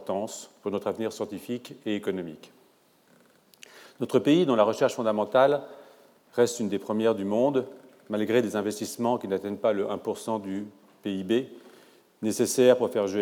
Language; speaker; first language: French; native; French